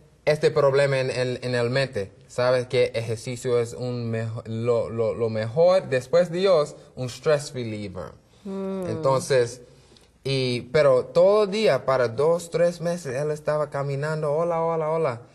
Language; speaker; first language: Spanish; non-native, learner; English